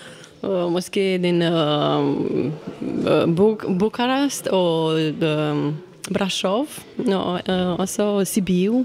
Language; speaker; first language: Danish; non-native, fluent; Romanian